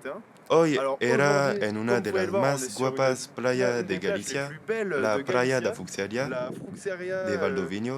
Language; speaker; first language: Spanish; non-native, learner; French